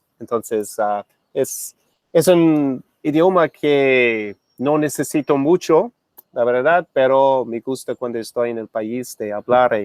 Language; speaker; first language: Spanish; non-native, fluent; English